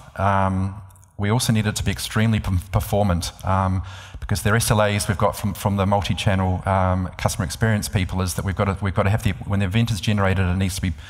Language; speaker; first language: English; native; English